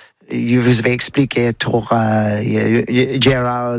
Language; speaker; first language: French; non-native, learner; English